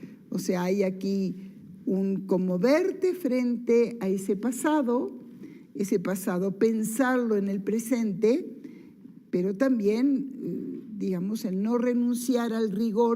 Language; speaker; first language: Spanish; native; Spanish